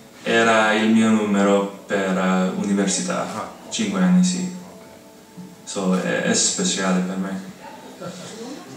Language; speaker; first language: Italian; non-native, learner; English